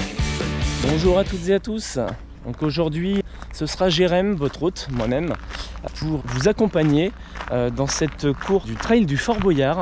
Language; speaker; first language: French; native; French